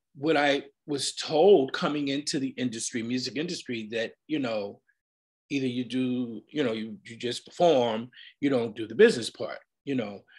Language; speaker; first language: English; native; English